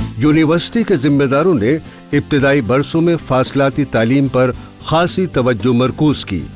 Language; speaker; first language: Urdu; native; Urdu